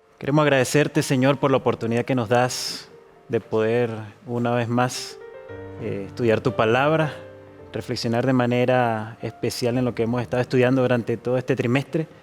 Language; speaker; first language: Spanish; native; Spanish